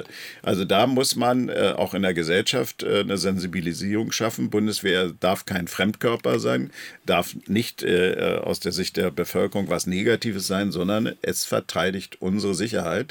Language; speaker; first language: German; native; German